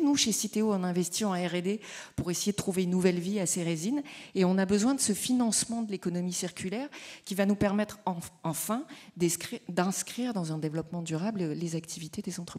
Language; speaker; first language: French; native; French